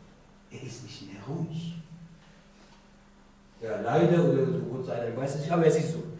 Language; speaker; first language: German; non-native, learner; Persian